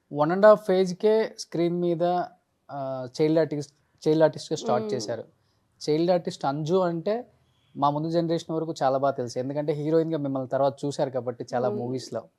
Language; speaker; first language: Telugu; native; Telugu